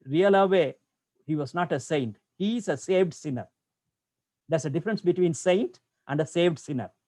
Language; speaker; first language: English; non-native, local second language; Tamil